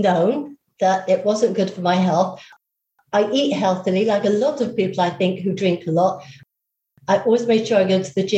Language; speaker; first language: English; native; English